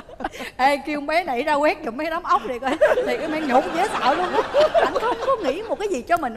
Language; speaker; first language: Vietnamese; native; Vietnamese